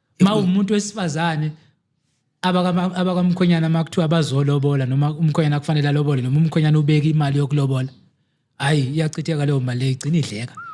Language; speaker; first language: Zulu; native; Zulu